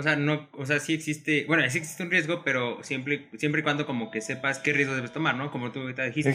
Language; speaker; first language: Spanish; native; Spanish